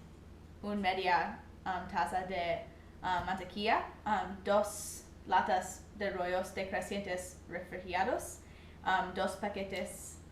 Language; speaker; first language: Spanish; non-native, learner; English